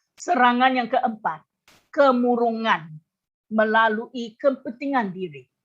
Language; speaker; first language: Malay; non-native, local second language; Chinese